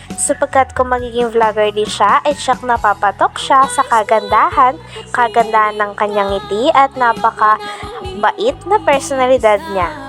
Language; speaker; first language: Filipino; native; Filipino